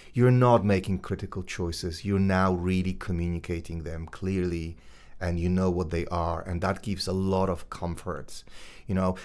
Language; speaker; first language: English; non-native, fluent; Polish